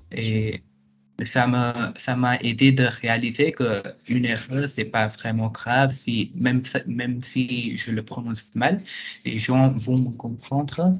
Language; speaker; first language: French; non-native, fluent; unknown